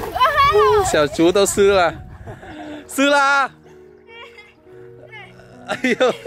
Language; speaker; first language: Chinese; non-native, learner; Vietnamese